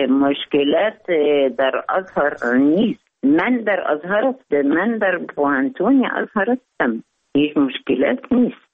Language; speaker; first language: Persian; non-native, fluent; Arabic